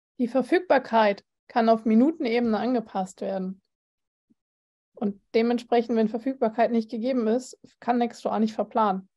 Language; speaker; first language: German; native; German